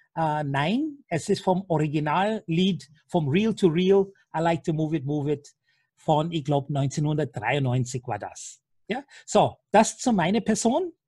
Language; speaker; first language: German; non-native, fluent; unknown